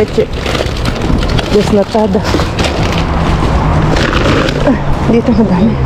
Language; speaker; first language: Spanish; non-native, learner; Filipino